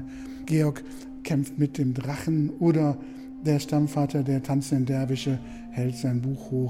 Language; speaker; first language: German; native; German